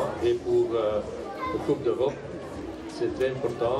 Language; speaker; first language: French; non-native, learner; Dutch